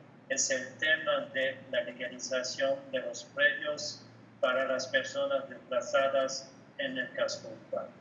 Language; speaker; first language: Spanish; non-native, fluent; French